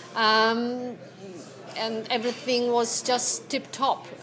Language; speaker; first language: English; non-native, fluent; Polish